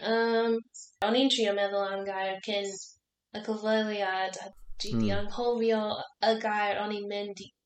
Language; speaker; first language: Welsh; non-native, learner; English